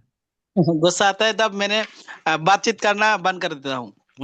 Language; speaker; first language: Hindi; non-native, learner; Bangla